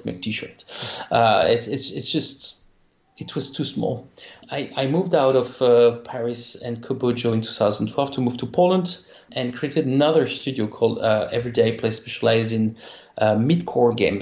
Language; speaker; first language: English; non-native, fluent; French